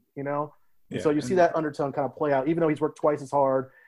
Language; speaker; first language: English; native; English